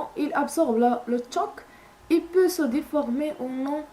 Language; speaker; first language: French; non-native, local second language; Arabic